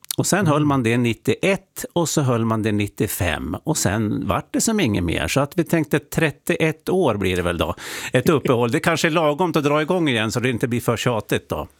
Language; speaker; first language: Swedish; native; Swedish